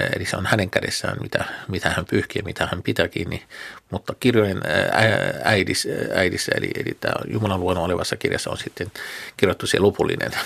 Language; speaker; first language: Finnish; non-native, fluent; Arabic